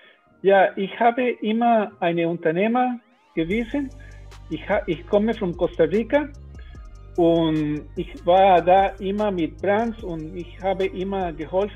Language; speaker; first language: German; non-native, learner; Spanish